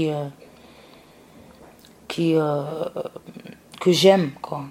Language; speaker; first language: French; non-native, local second language; Arabic